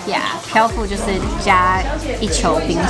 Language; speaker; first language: Chinese; non-native, fluent; English